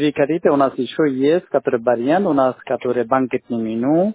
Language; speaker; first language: Russian; non-native, learner; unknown